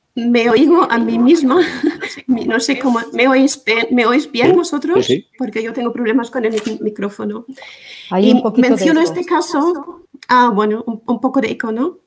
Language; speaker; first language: Spanish; non-native, fluent; German